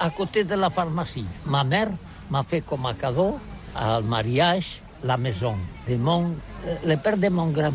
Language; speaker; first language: French; non-native, learner; Catalan